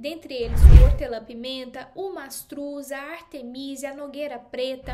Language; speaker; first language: Portuguese; native; Portuguese